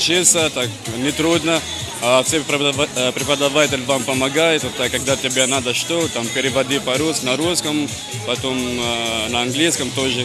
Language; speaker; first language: Russian; non-native, learner; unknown